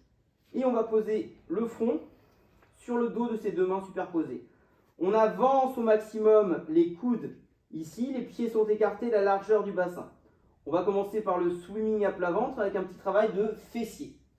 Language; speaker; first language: French; native; French